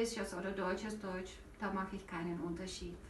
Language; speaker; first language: German; non-native, fluent; Czech